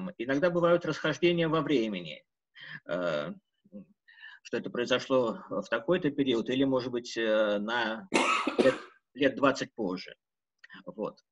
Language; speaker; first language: Russian; native; Russian